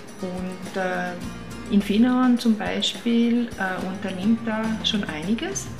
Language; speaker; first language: German; non-native, fluent; Croatian